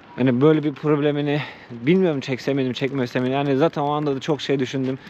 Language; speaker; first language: Turkish; native; Turkish